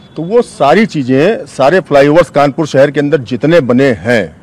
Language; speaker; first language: Hindi; native; Hindi